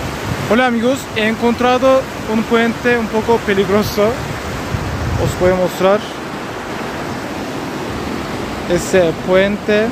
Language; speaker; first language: Spanish; non-native, learner; Turkish